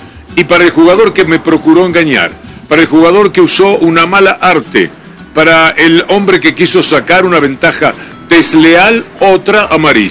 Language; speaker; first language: Spanish; native; Spanish